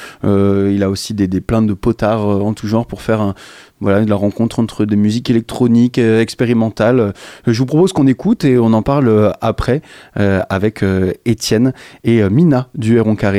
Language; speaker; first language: French; native; French